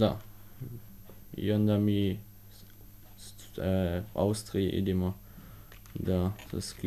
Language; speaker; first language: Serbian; early bilingual, heritage; Serbian